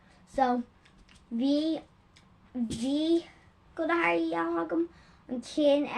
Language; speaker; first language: Irish; non-native, local second language; English